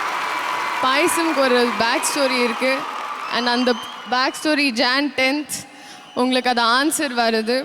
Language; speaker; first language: Tamil; non-native, fluent; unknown